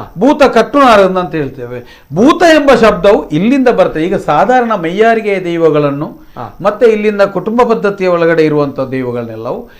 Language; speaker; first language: Kannada; non-native, local second language; Tulu